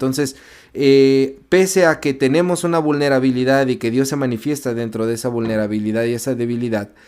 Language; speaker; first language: Spanish; native; Spanish